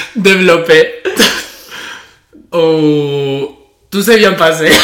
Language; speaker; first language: French; non-native, learner; Spanish